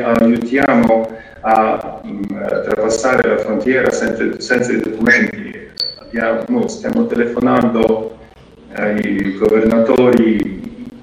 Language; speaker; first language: Italian; non-native, fluent; Ukrainian